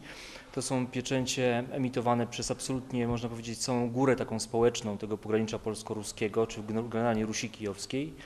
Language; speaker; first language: Polish; native; Polish